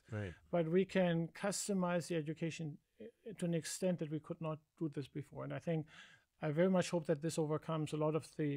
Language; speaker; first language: English; non-native, fluent; German